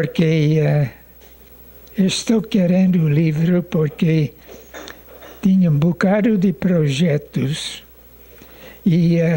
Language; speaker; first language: Portuguese; non-native, fluent; English